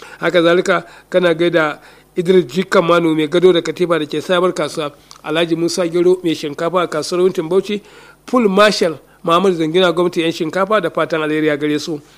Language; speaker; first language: Hausa; native; Hausa